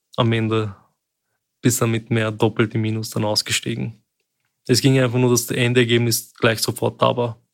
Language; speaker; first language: German; early bilingual, other home language; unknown